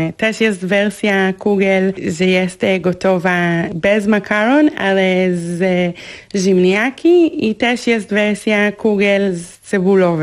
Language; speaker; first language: Polish; non-native, learner; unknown